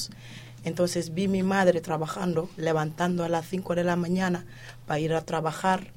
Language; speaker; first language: Spanish; non-native, fluent; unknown